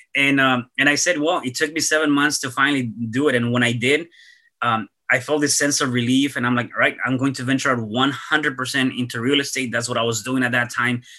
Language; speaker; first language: English; early bilingual, other home language; Spanish